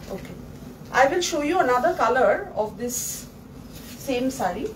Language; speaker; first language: English; non-native, local second language; Bangla